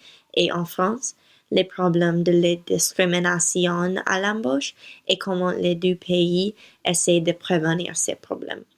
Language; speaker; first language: French; non-native, learner; English